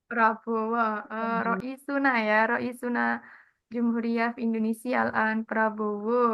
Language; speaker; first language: Arabic; non-native, fluent; Indonesian